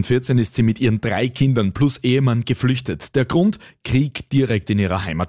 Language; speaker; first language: German; native; German